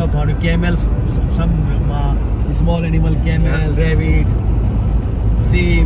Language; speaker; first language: English; non-native, local second language; Hindi